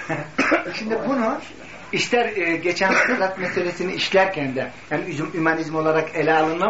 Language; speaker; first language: Turkish; native; Turkish